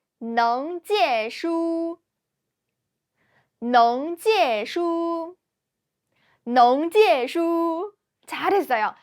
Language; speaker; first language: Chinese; non-native, fluent; Korean